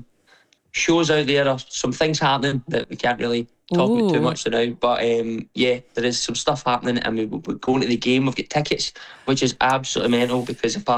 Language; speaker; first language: English; native; English